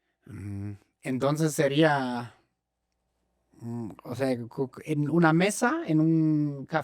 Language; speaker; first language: Spanish; non-native, fluent; German